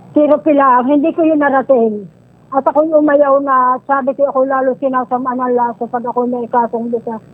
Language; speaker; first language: Filipino; native; Filipino